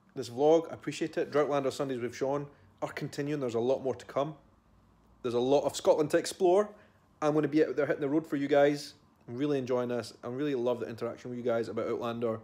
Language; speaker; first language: English; native; English